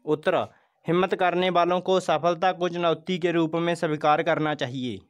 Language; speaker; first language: Hindi; non-native, local second language; Punjabi